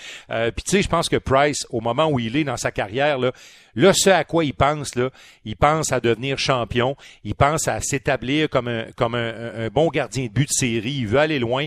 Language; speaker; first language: French; native; French